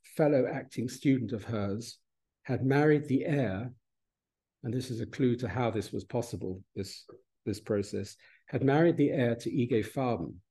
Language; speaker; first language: English; native; English